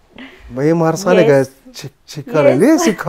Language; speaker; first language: Armenian; non-native, learner; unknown